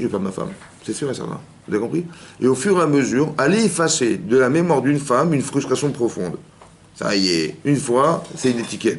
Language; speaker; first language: French; native; French